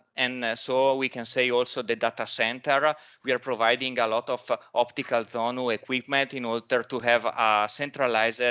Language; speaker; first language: English; non-native, fluent; Italian